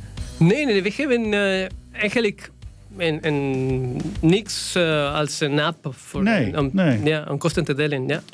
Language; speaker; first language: Dutch; non-native, learner; Spanish